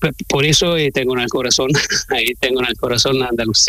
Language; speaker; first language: Spanish; non-native, learner; Italian